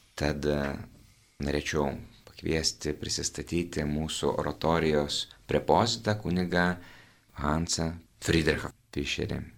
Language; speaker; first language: Lithuanian; native; Lithuanian